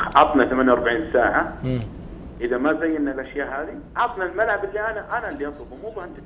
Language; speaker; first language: Arabic; native; Arabic